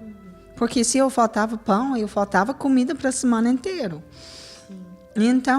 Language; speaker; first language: Portuguese; non-native, fluent; English